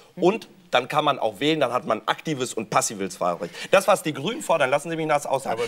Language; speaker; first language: German; early bilingual, other home language; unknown